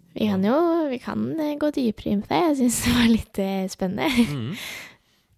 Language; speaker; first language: Norwegian; early bilingual, other home language; Urdu